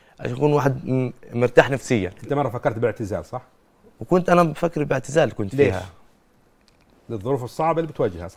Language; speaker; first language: Arabic; native; Arabic